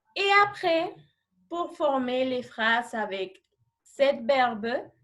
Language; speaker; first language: French; non-native, fluent; Spanish